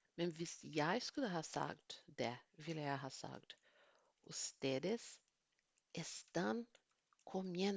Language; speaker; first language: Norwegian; non-native, fluent; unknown